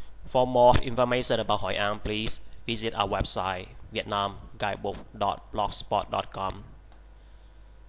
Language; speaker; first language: English; non-native, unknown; Vietnamese